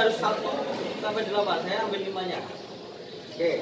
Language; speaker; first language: Indonesian; native; Indonesian